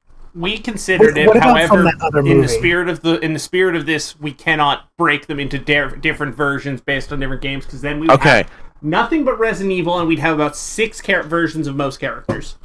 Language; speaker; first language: English; native; English